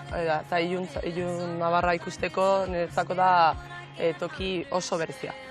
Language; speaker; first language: Basque; early bilingual, heritage; Basque